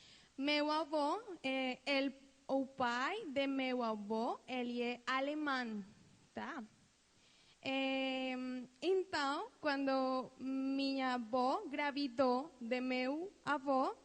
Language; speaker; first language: Portuguese; non-native, fluent; Spanish